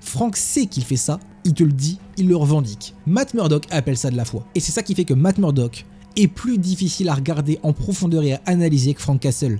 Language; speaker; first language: French; native; French